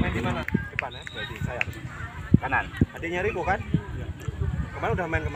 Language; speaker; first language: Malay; non-native, local second language; Javanese